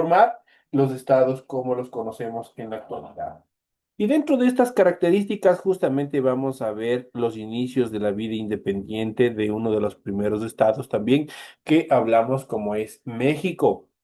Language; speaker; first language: Spanish; native; Spanish